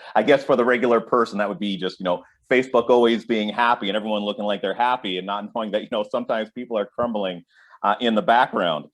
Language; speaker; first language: English; native; English